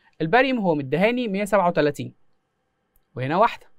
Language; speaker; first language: Arabic; native; Arabic